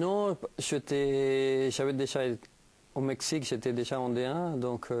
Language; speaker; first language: French; non-native, fluent; Spanish